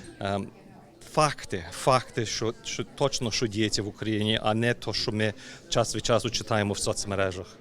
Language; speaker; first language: Ukrainian; early bilingual, heritage; Ukrainian